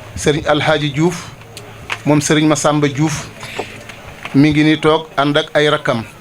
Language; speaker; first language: Wolof; native; Wolof